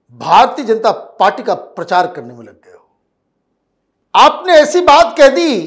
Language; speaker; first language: Hindi; native; Hindi